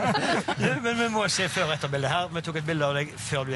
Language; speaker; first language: Norwegian; native; Norwegian